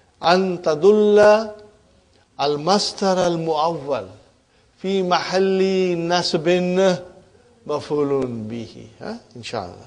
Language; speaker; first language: Arabic; non-native, fluent; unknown